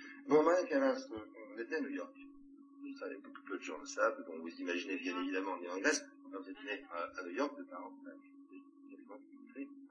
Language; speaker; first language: French; native; French